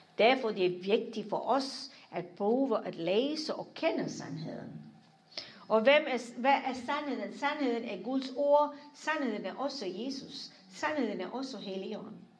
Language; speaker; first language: Danish; non-native, fluent; English